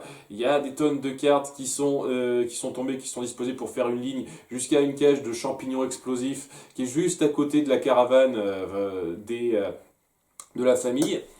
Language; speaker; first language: French; native; French